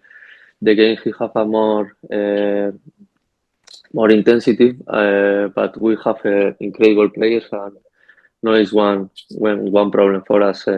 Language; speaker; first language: English; non-native, learner; Spanish